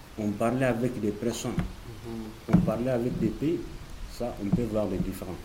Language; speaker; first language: French; non-native, learner; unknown